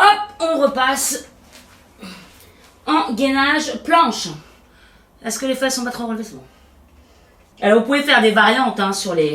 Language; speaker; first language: French; native; French